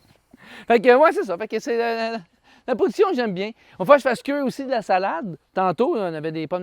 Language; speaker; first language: French; native; French